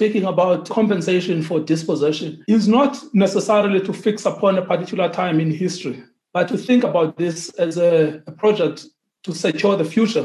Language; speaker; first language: English; non-native, local second language; Xhosa